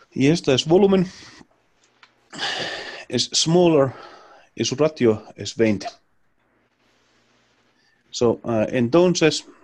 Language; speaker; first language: Spanish; non-native, learner; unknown